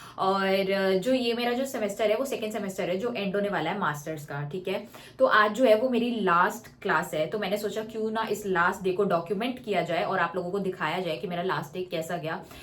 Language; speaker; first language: Hindi; native; Hindi